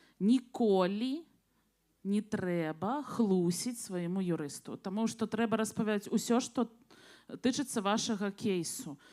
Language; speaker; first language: Belarusian; non-native, local second language; Russian